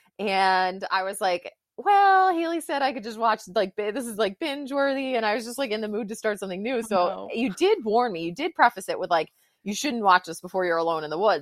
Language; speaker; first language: English; native; English